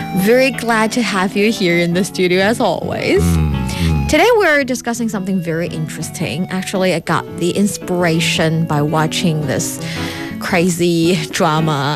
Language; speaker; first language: English; non-native, fluent; Chinese